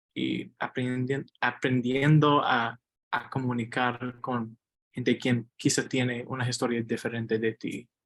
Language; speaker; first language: Spanish; non-native, learner; English